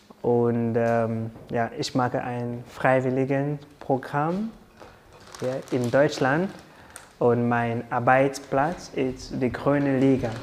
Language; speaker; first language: German; non-native, learner; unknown